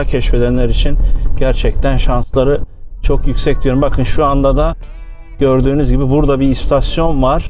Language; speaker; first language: Turkish; native; Turkish